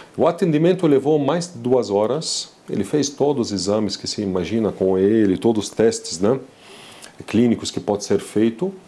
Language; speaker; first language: Portuguese; non-native, fluent; Arabic